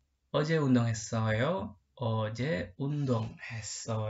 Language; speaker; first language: Korean; non-native, learner; Indonesian